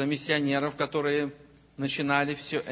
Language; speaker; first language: Russian; native; Russian